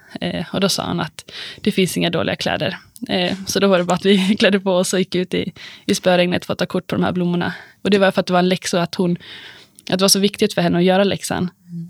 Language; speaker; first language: Swedish; native; Swedish